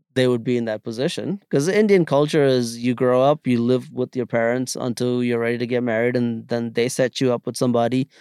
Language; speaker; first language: English; non-native, local second language; Malayalam